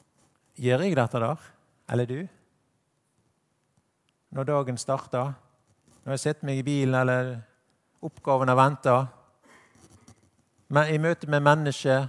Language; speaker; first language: Norwegian; native; Norwegian